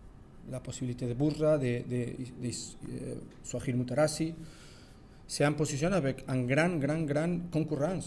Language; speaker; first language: French; non-native, learner; Spanish